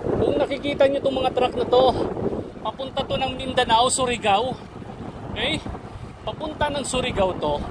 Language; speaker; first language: Filipino; non-native, local second language; Bikol